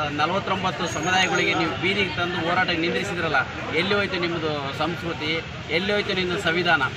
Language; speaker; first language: Kannada; native; Kannada